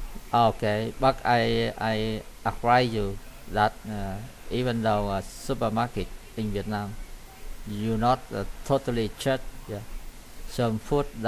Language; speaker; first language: English; non-native, learner; Vietnamese